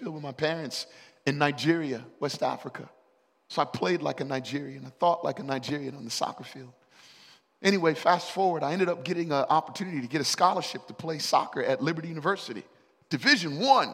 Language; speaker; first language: English; native; English